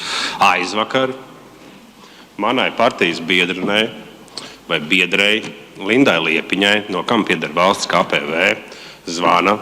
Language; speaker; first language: Latvian; native; Latvian